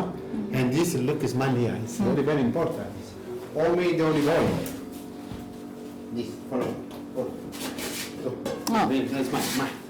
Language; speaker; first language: English; non-native, learner; Italian